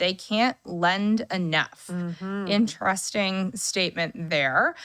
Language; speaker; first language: English; native; English